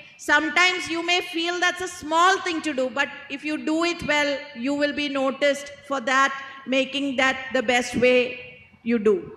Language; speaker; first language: English; non-native, local second language; Malayalam